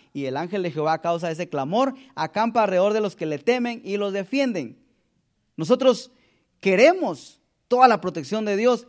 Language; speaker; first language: Spanish; native; Spanish